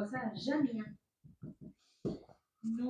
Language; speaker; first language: French; native; French